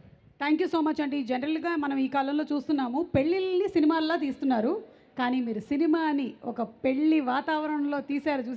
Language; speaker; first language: Telugu; native; Telugu